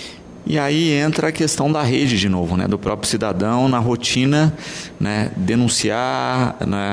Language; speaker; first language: Portuguese; native; Portuguese